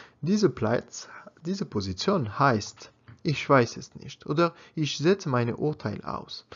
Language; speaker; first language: German; non-native, learner; French